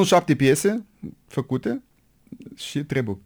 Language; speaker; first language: Romanian; non-native, local second language; Russian